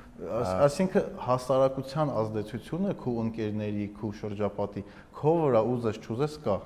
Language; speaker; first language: Armenian; native; Armenian